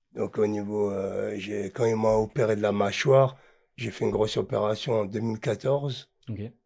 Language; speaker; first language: French; native; French